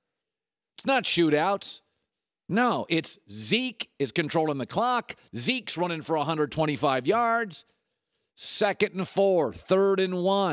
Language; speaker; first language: English; native; English